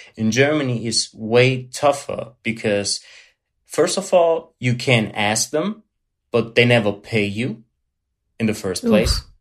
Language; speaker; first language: English; non-native, fluent; German